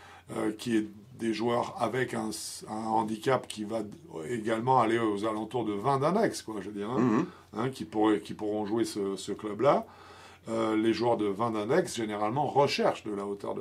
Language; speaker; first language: French; native; French